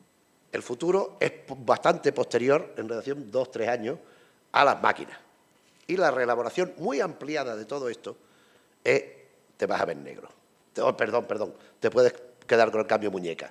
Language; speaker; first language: Spanish; native; Spanish